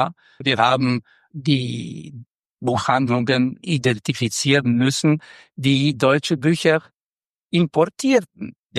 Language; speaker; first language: German; non-native, fluent; Romanian